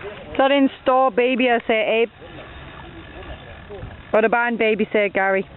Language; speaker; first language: Danish; non-native, learner; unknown